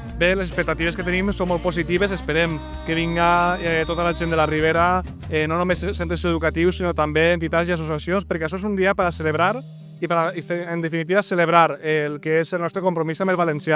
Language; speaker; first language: Catalan; native; Catalan